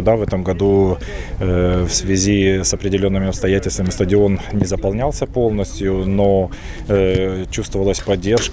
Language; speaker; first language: Russian; native; Russian